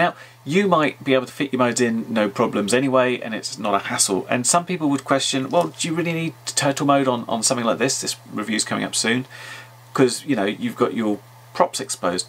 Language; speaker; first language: English; native; English